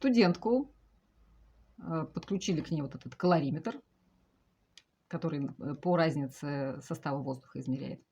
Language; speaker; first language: Russian; native; Russian